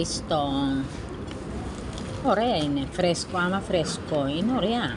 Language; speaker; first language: Greek; non-native, learner; Filipino